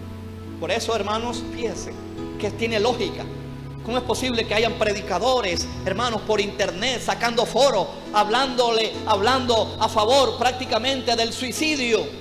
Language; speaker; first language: Spanish; native; Spanish